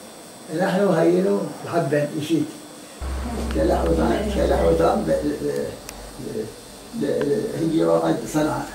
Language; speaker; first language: Hebrew; non-native, learner; Arabic